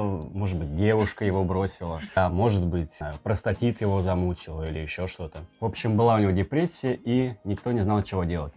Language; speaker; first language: Russian; native; Russian